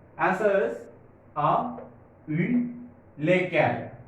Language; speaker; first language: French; non-native, fluent; Tamil